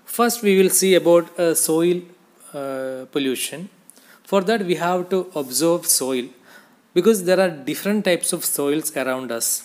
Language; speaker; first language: English; non-native, local second language; Malayalam